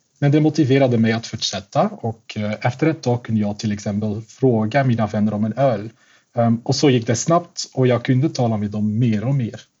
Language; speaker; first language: Swedish; non-native, fluent; Dutch